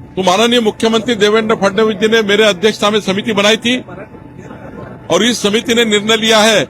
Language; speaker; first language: Hindi; non-native, local second language; Marathi